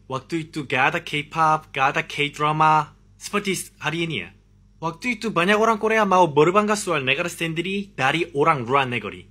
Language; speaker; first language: Indonesian; non-native, fluent; Korean